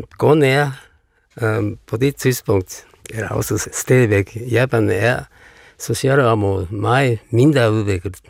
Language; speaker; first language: Danish; non-native, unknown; Japanese